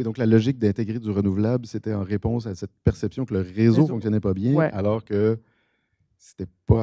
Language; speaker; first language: French; native; French